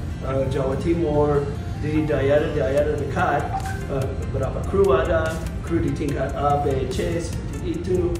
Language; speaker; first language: Indonesian; non-native, fluent; English